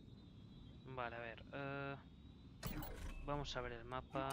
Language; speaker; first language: Spanish; native; Spanish